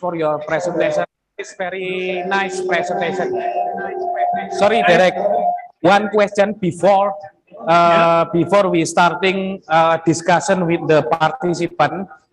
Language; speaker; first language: English; non-native, learner; Indonesian